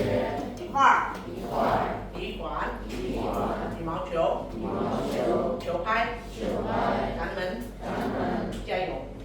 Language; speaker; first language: Chinese; non-native, fluent; Indonesian